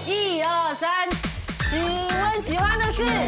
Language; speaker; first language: Chinese; native; Chinese